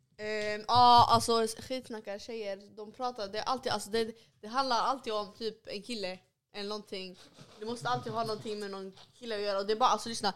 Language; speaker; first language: Swedish; early bilingual, other home language; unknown